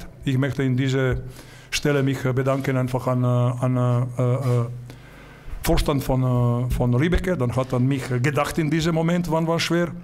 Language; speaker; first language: German; non-native, learner; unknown